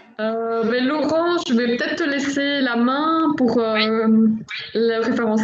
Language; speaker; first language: French; native; French